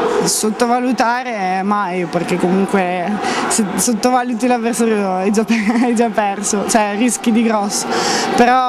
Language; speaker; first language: Italian; native; Italian